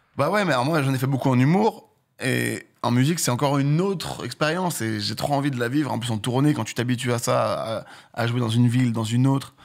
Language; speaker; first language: French; native; French